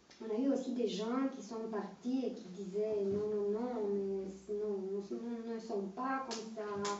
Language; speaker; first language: French; non-native, fluent; Romanian